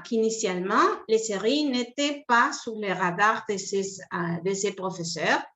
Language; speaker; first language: French; non-native, fluent; Spanish